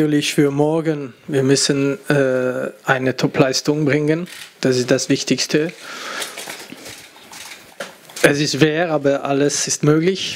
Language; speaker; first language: German; non-native, fluent; French